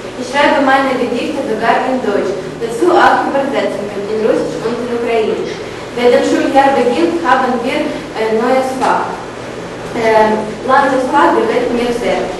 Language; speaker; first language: German; non-native, learner; Ukrainian